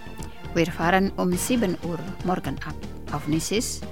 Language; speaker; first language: German; non-native, fluent; Indonesian